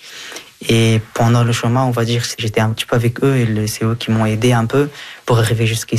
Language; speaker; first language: French; early bilingual, other home language; Persian